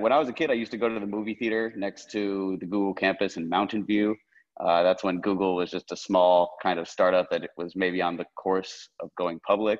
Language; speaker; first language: English; native; English